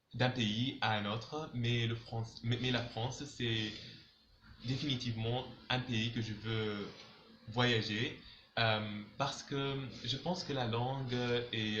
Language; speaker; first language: French; non-native, local second language; Arabic